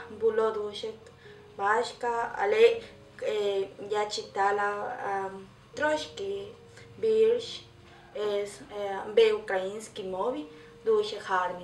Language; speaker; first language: Ukrainian; non-native, learner; Spanish